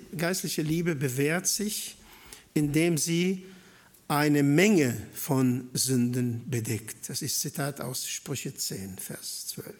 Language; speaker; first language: German; non-native, fluent; Arabic